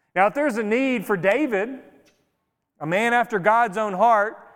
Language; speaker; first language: English; native; English